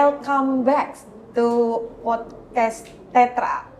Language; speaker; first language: English; non-native, learner; Indonesian